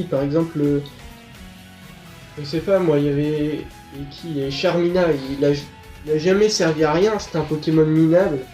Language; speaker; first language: French; native; French